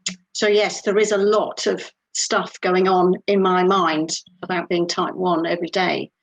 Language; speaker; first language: English; native; English